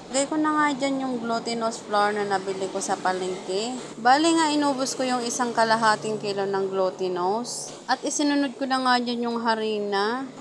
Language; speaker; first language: Filipino; non-native, local second language; Bikol